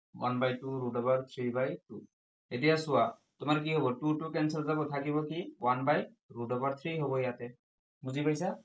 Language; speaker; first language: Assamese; non-native, local second language; Bangla